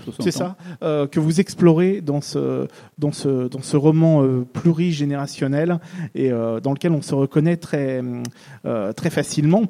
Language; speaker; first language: French; native; French